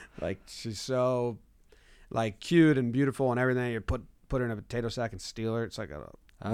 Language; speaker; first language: English; native; English